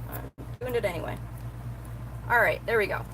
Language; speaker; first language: English; native; English